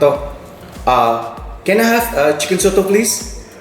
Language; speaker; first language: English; non-native, fluent; Indonesian